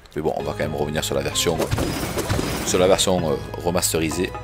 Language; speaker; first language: French; native; French